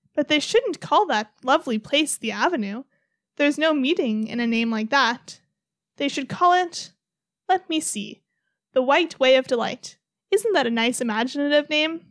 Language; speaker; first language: English; native; English